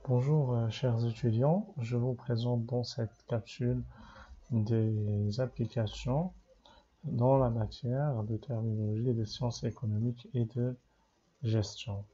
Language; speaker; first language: French; non-native, local second language; Arabic